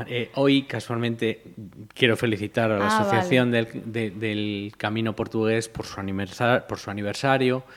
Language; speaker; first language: Spanish; native; Spanish